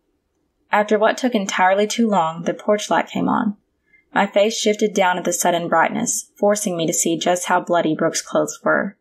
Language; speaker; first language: English; native; English